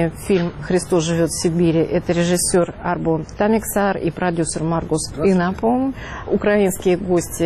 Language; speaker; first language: Russian; native; Russian